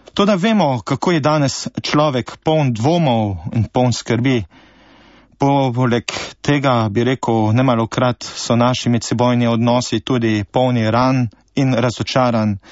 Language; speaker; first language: Slovenian; early bilingual, heritage; Slovenian